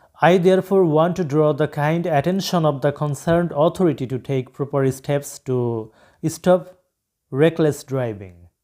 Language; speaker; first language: English; non-native, local second language; Bangla